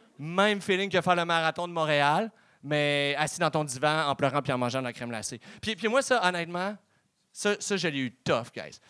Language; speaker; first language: French; native; French